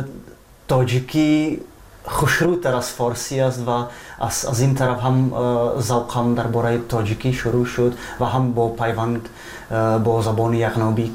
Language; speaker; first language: Persian; non-native, fluent; Czech